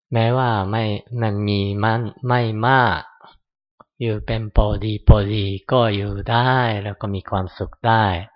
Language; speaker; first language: Thai; non-native, fluent; Japanese